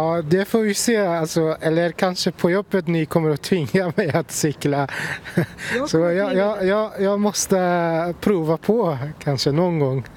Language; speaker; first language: Swedish; non-native, fluent; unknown